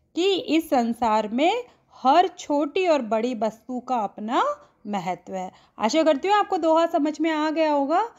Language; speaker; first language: Hindi; native; Hindi